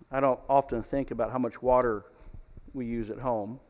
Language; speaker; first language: English; native; English